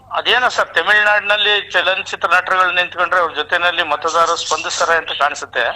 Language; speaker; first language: Kannada; native; Kannada